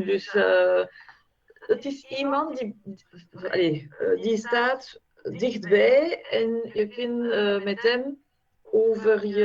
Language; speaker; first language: Dutch; non-native, fluent; French